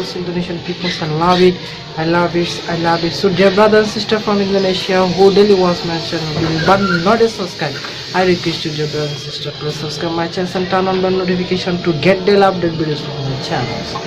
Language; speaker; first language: English; non-native, learner; Bangla